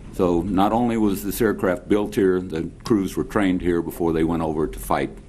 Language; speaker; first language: English; native; English